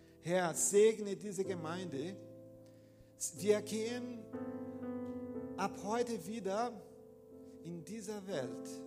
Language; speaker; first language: German; non-native, fluent; Portuguese